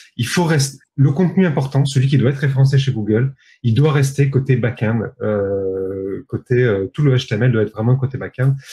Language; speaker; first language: French; native; French